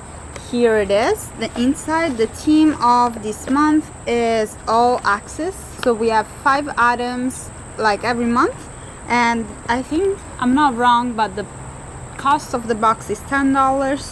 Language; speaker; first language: English; non-native, fluent; Italian